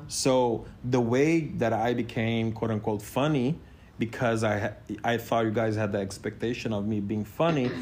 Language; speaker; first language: English; non-native, fluent; Portuguese